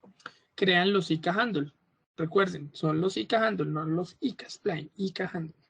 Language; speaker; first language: Spanish; native; Spanish